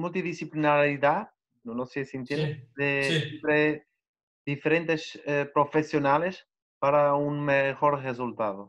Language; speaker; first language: Spanish; non-native, learner; Portuguese